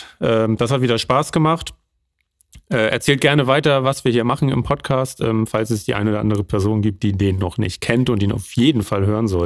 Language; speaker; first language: German; native; German